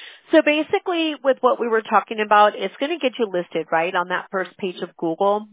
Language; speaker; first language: English; early bilingual, other home language; Spanish